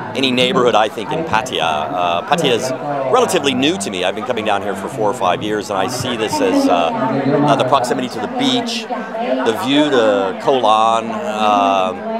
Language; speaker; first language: English; native; English